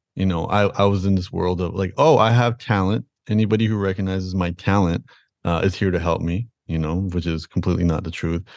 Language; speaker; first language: English; native; English